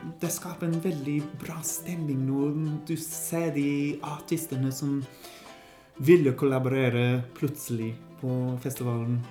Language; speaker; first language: Norwegian; non-native, learner; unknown